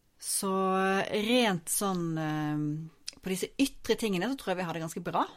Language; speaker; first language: Norwegian; native; Norwegian